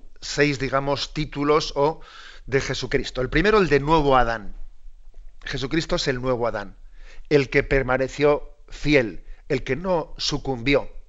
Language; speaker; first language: Spanish; native; Spanish